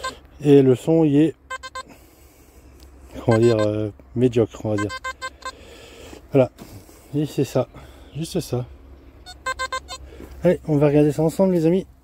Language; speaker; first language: French; native; French